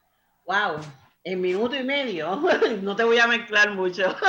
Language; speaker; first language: Spanish; native; Spanish